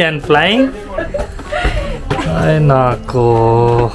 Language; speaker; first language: Filipino; non-native, learner; Hindi